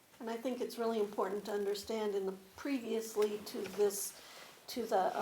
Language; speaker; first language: English; native; English